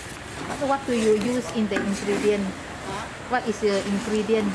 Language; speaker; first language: English; non-native, learner; Malay